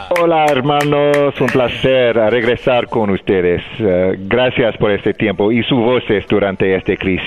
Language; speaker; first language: Spanish; non-native, fluent; English